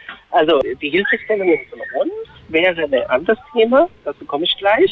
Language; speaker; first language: German; non-native, fluent; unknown